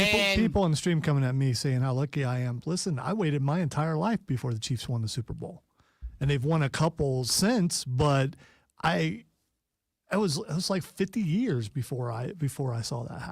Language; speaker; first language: English; native; English